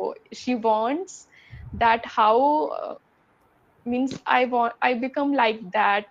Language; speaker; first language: English; non-native, learner; Hindi